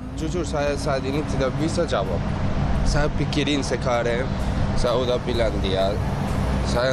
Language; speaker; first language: Indonesian; non-native, learner; Persian